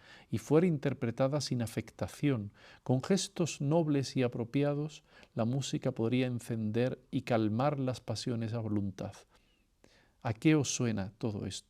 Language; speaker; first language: Spanish; native; Spanish